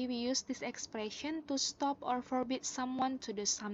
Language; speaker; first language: English; non-native, fluent; Indonesian